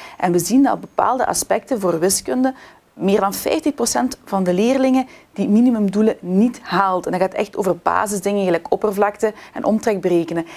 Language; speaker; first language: Dutch; native; Dutch